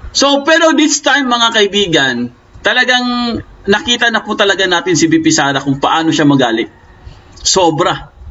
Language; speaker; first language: Filipino; non-native, local second language; Cebuano